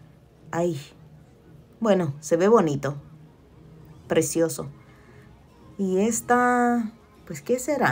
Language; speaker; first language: Spanish; native; Spanish